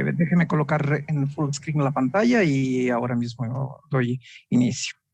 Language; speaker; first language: Spanish; native; Spanish